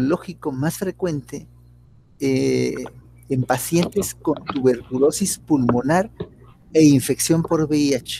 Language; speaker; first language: Spanish; native; Spanish